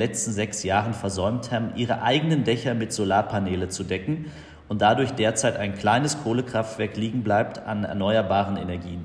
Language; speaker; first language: German; native; German